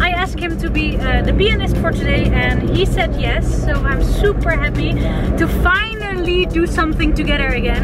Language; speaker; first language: English; non-native, fluent; Dutch